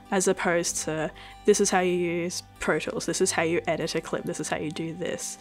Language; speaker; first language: English; native; English